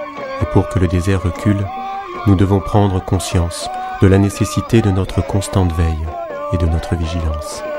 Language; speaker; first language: French; native; French